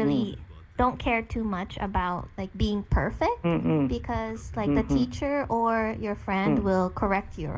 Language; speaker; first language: English; early bilingual, other home language; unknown